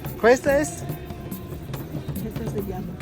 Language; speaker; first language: Spanish; non-native, learner; Turkish